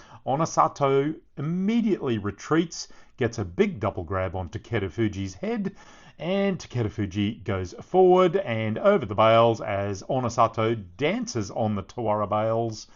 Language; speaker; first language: English; native; English